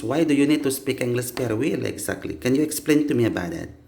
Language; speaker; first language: English; non-native, learner; Indonesian